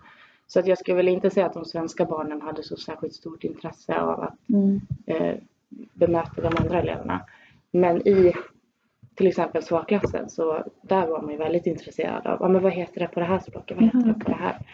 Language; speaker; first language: Swedish; native; Swedish